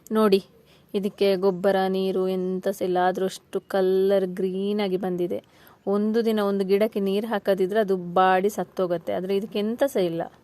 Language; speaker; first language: Kannada; non-native, local second language; Konkani